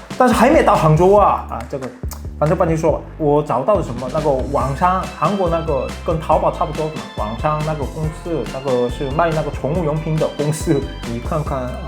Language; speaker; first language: Chinese; non-native, fluent; Korean